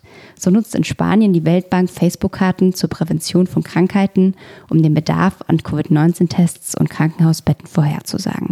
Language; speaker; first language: German; native; German